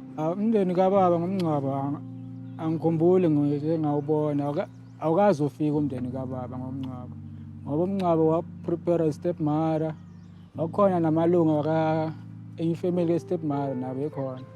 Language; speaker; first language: Zulu; native; Zulu